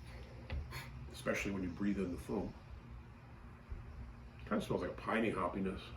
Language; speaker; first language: English; native; English